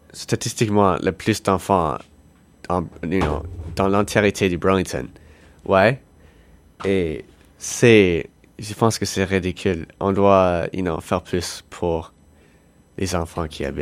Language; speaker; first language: French; non-native, local second language; English